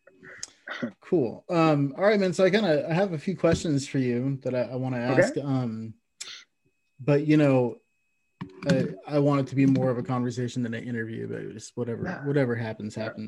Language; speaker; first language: English; native; English